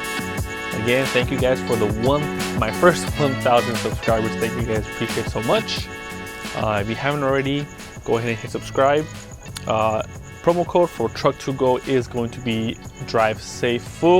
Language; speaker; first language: English; native; English